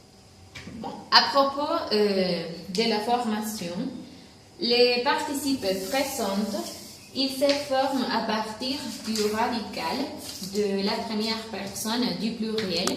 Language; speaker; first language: French; non-native, learner; Spanish